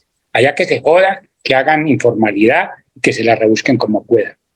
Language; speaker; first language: Spanish; native; Spanish